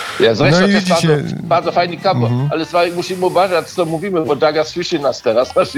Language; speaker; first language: Polish; early bilingual, heritage; Polish